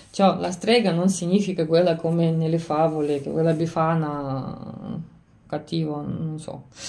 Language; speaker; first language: Italian; non-native, fluent; Lithuanian